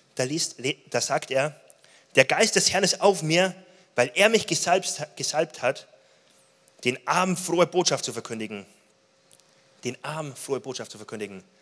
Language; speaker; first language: German; native; German